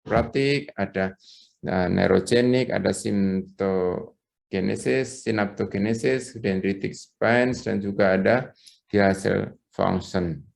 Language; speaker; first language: Indonesian; native; Indonesian